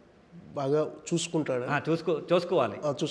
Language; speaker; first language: Telugu; native; Telugu